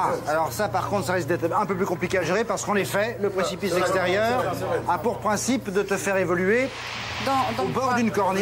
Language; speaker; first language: French; native; French